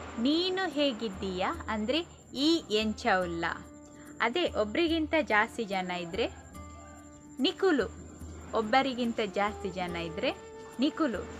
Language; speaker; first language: Kannada; non-native, local second language; Tulu